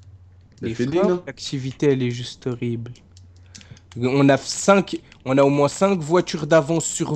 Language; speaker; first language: French; native; French